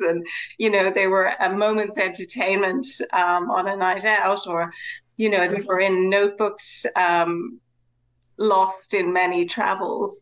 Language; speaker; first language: English; native; English